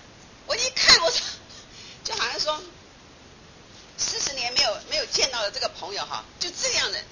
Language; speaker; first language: Chinese; native; Chinese